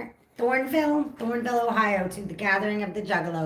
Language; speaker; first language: English; native; English